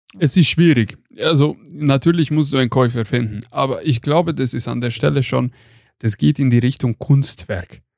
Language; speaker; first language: German; non-native, fluent; Hungarian